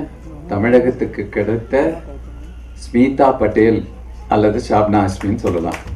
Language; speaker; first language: Tamil; native; Tamil